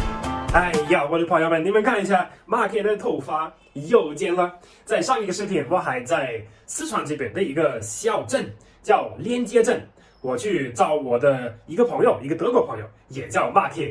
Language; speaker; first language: Chinese; non-native, fluent; German